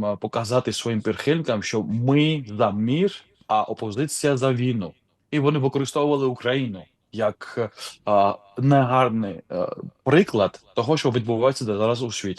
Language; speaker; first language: Ukrainian; non-native, fluent; Georgian